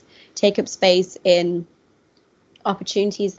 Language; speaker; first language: English; native; English